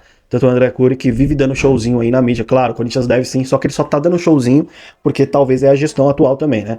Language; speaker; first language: Portuguese; native; Portuguese